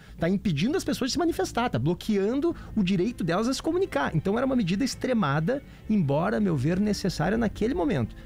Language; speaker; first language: Portuguese; native; Portuguese